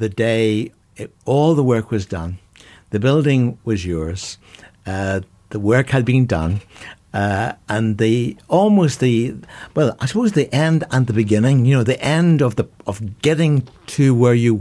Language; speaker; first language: English; native; English